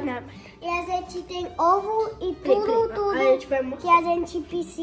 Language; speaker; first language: Portuguese; early bilingual, heritage; English